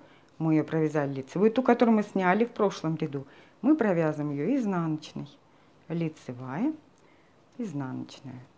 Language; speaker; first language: Russian; native; Russian